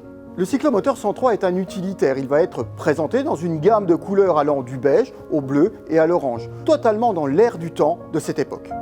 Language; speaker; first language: French; native; French